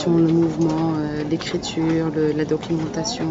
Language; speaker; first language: French; non-native, fluent; Arabic